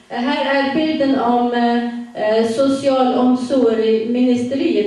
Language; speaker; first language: Swedish; non-native, fluent; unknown